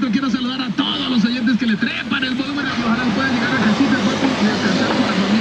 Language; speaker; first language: Spanish; native; Spanish